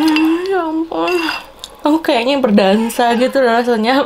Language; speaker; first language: Indonesian; native; Indonesian